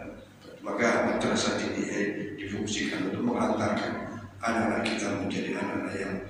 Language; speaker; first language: Indonesian; native; Indonesian